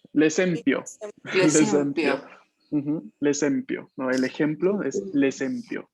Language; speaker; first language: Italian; non-native, fluent; Spanish